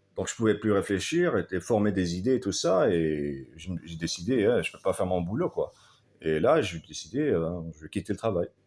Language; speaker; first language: French; non-native, fluent; Arabic